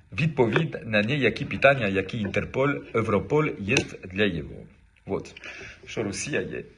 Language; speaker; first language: Ukrainian; non-native, learner; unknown